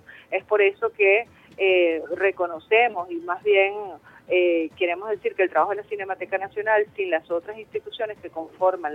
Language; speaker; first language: Spanish; native; Spanish